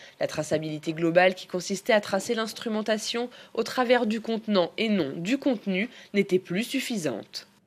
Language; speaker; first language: French; native; French